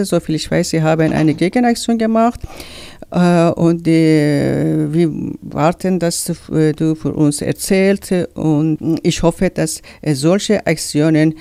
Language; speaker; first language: German; non-native, learner; Persian